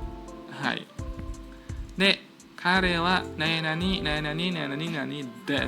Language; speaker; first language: Japanese; non-native, fluent; Indonesian